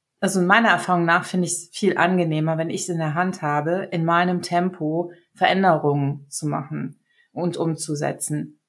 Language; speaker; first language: German; early bilingual, other home language; Serbian